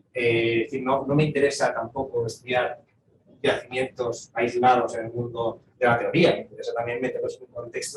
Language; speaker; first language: Spanish; native; Spanish